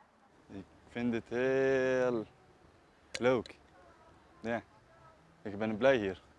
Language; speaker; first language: Dutch; non-native, learner; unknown